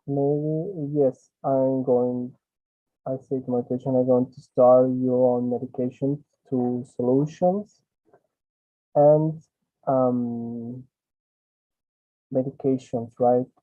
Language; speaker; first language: English; non-native, learner; Spanish